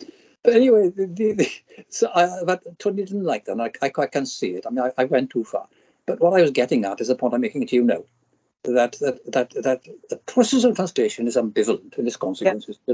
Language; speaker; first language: English; non-native, local second language; Welsh